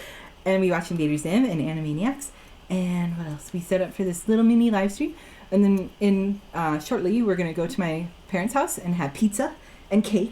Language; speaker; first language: English; native; English